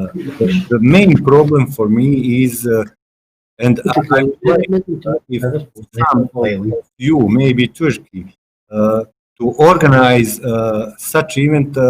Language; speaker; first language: English; non-native, fluent; Bosnian